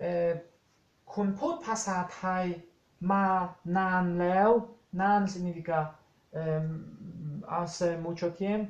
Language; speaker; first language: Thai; non-native, fluent; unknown